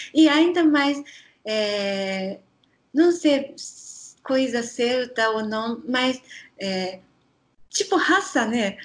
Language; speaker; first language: Portuguese; non-native, learner; Japanese